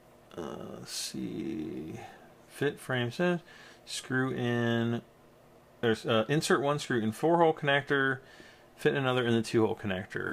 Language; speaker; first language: English; native; English